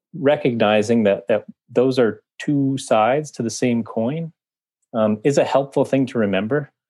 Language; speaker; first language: English; native; English